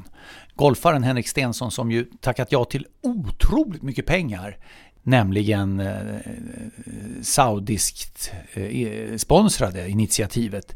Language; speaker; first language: Swedish; native; Swedish